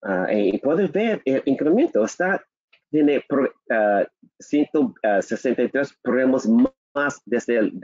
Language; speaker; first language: Spanish; non-native, learner; English